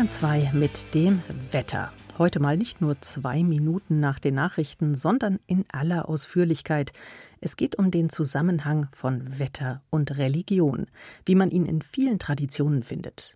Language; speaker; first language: German; native; German